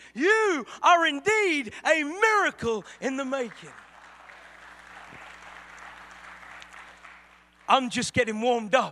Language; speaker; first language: English; native; English